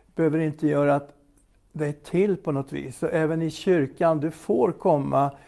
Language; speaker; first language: Swedish; native; Swedish